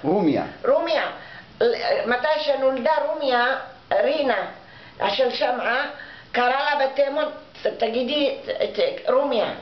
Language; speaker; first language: Hebrew; non-native, fluent; Arabic